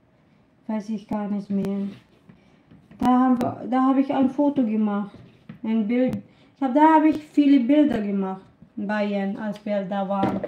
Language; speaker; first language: German; non-native, learner; Filipino